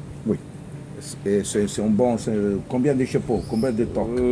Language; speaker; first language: French; non-native, learner; Italian